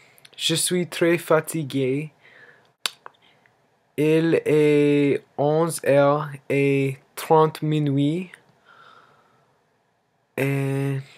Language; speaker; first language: French; non-native, learner; English